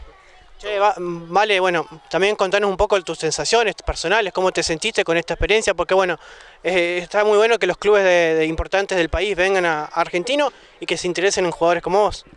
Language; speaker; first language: Spanish; native; Spanish